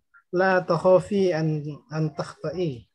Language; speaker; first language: Arabic; non-native, fluent; Indonesian